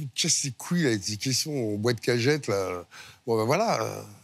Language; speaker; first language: French; native; French